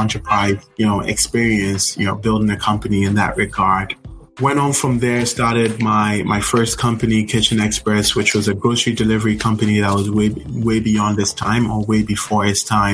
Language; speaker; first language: English; non-native, local second language; Akan